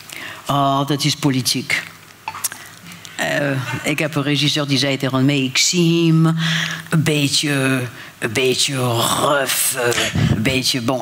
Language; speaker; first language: Dutch; non-native, fluent; French